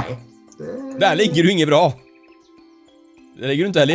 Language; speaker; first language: Swedish; native; Swedish